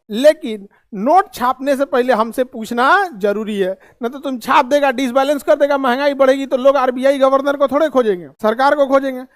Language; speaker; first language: Hindi; native; Hindi